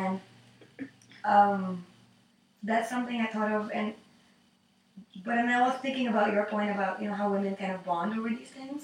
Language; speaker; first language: English; non-native, local second language; Urdu